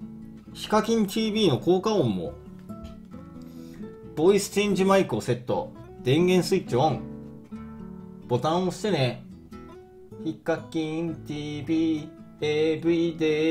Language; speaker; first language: Japanese; native; Japanese